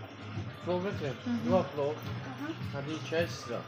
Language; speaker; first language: Russian; non-native, learner; Tajik